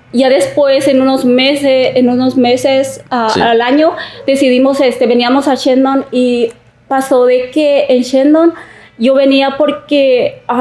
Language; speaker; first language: Spanish; native; Spanish